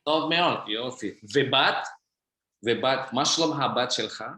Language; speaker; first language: Hebrew; non-native, fluent; Indonesian